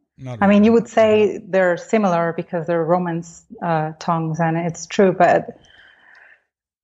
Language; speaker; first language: English; non-native, fluent; Spanish